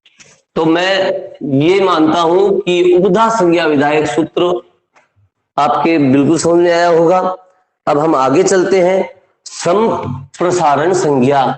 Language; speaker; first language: Hindi; native; Hindi